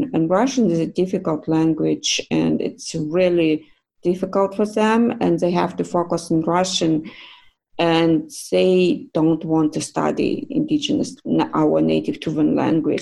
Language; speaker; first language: English; non-native, fluent; Russian